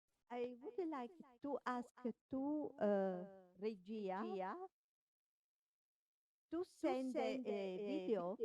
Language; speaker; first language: English; non-native, fluent; Italian